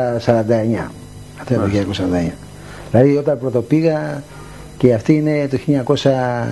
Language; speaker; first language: Greek; native; Greek